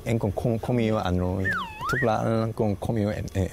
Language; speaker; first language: Vietnamese; non-native, learner; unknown